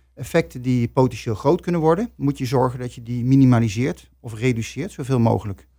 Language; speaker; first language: English; non-native, fluent; Dutch